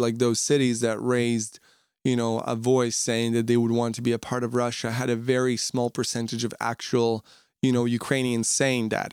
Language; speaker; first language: English; non-native, fluent; Ukrainian